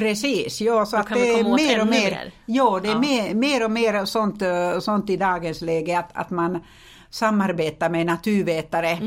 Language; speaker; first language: Swedish; non-native, fluent; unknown